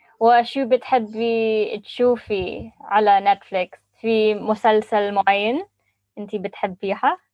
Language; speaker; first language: Arabic; non-native, learner; English